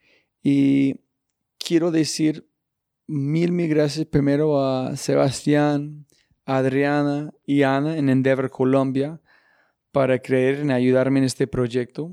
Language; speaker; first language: Spanish; non-native, learner; English